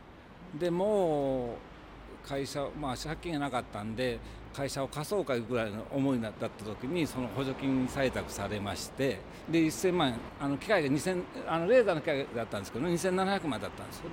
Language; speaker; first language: Japanese; native; Japanese